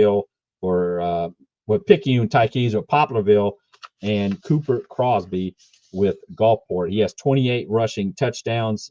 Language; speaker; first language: English; native; English